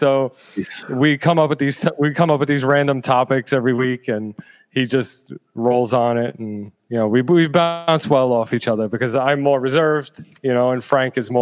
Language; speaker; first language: English; native; English